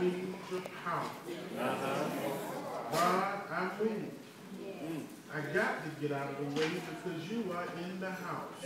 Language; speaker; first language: English; native; English